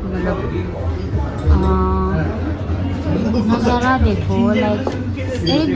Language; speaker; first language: Hindi; non-native, local second language; Tibetan